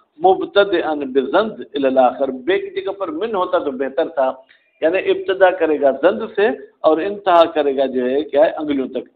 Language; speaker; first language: Urdu; non-native, local second language; Sindhi